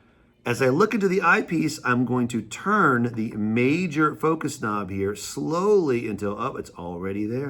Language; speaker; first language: English; native; English